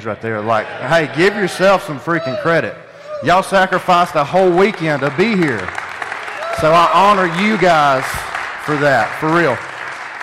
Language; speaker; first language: English; native; English